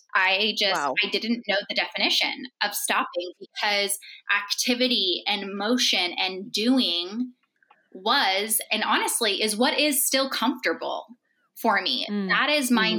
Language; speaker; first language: English; native; English